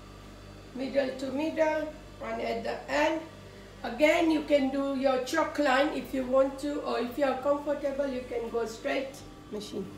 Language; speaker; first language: English; non-native, fluent; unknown